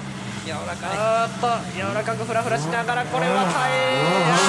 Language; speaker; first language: Japanese; native; Japanese